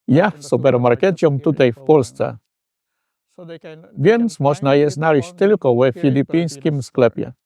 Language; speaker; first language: Polish; non-native, fluent; Filipino